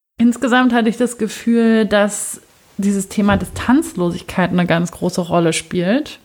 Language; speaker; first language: German; native; German